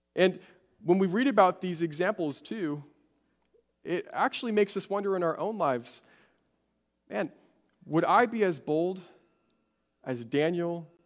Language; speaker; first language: English; native; English